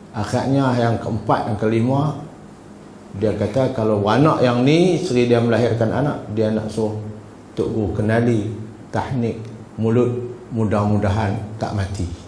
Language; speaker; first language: Malay; native; Malay